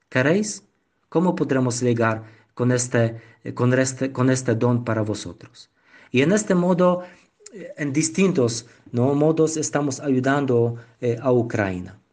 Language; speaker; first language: Spanish; non-native, learner; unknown